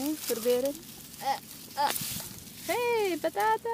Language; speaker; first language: Dutch; non-native, learner; Filipino